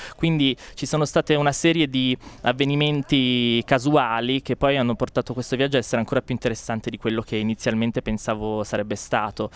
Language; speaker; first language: Italian; native; Italian